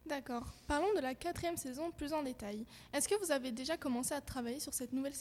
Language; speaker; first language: French; native; French